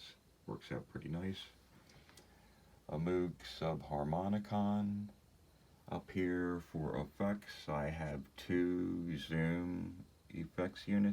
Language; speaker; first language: English; native; English